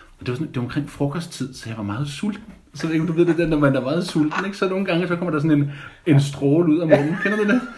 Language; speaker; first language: Danish; native; Danish